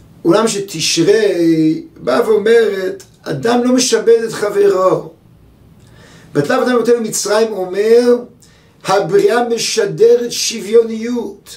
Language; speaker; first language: Hebrew; native; Hebrew